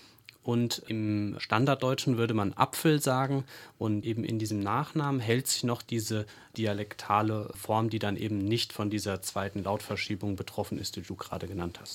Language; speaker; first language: German; native; German